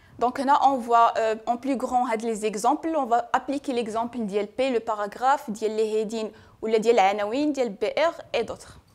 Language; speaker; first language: French; non-native, local second language; Arabic